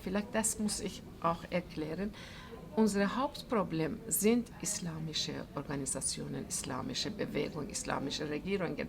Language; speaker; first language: German; non-native, fluent; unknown